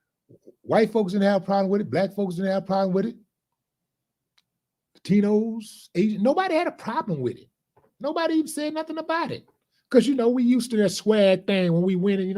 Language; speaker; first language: English; native; English